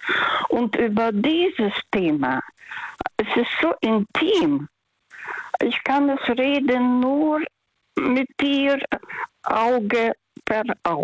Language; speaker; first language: German; non-native, fluent; Russian